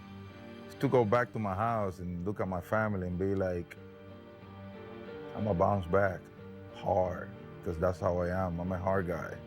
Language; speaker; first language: English; non-native, fluent; Spanish